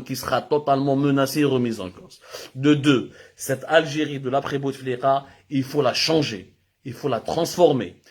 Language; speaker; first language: French; non-native, local second language; Arabic